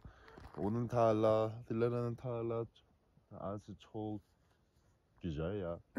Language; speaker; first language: Turkish; non-native, learner; Korean